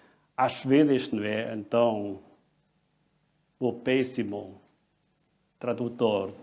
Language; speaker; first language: Portuguese; non-native, fluent; Chinese